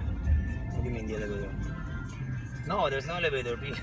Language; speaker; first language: English; non-native, fluent; Italian